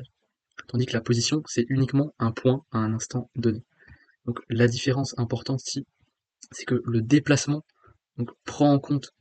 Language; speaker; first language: French; native; French